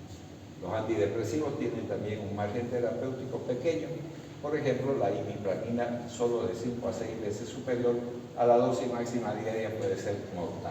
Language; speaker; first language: Spanish; native; Spanish